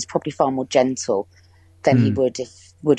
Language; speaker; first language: English; native; English